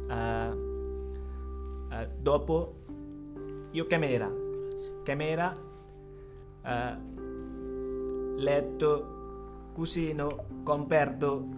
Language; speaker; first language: Italian; non-native, learner; Bangla